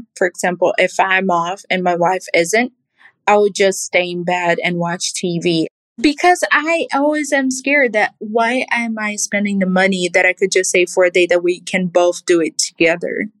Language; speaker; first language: English; non-native, fluent; Portuguese